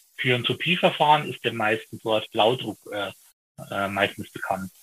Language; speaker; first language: German; native; German